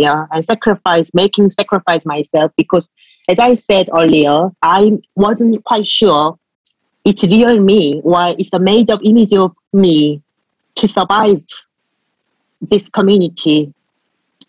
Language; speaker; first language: English; non-native, fluent; Korean